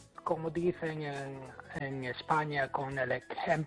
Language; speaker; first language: Spanish; non-native, fluent; English